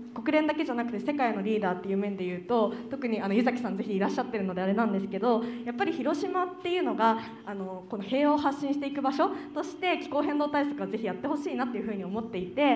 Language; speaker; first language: Japanese; native; Japanese